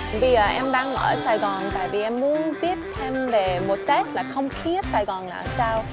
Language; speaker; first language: Vietnamese; early bilingual, heritage; Vietnamese